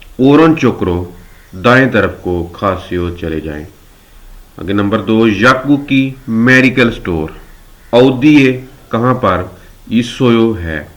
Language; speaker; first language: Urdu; non-native, local second language; Punjabi